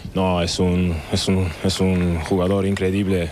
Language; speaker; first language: Spanish; non-native, learner; German